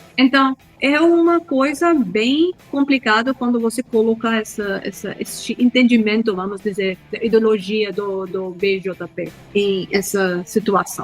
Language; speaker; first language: Portuguese; non-native, fluent; Hindi